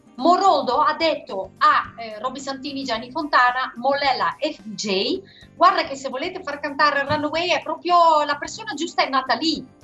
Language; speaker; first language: Italian; non-native, fluent; Dutch